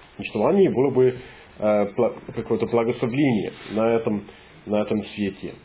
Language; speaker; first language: Russian; non-native, fluent; English